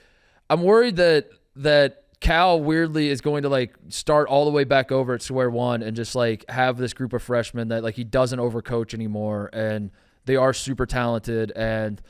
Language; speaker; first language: English; native; English